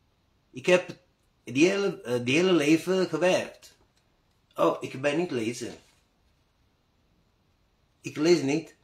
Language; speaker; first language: Dutch; non-native, learner; Italian